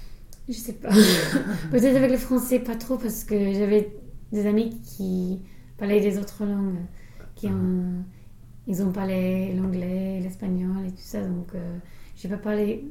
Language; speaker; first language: French; non-native, fluent; English